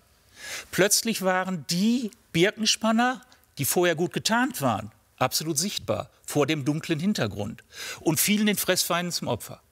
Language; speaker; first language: German; native; German